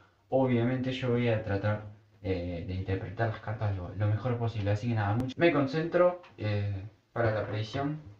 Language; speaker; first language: Spanish; native; Spanish